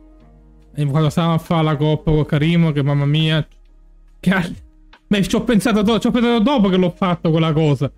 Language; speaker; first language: Italian; native; Italian